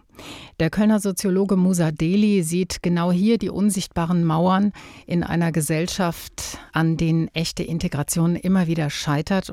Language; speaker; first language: German; native; German